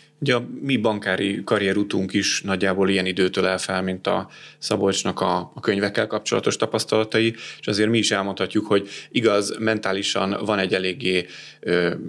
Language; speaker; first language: Hungarian; native; Hungarian